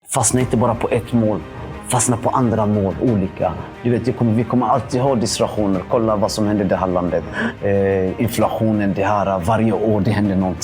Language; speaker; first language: Swedish; early bilingual, other home language; Somali